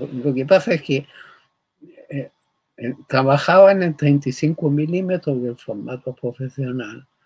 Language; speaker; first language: Spanish; early bilingual, other home language; German